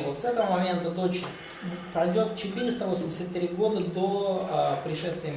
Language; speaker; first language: Russian; native; Russian